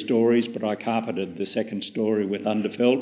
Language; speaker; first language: English; native; English